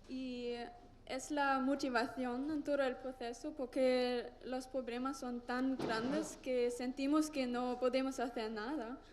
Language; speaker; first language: Spanish; non-native, learner; German